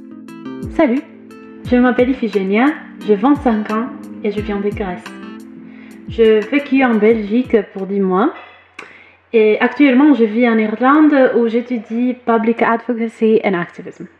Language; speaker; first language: French; non-native, fluent; Greek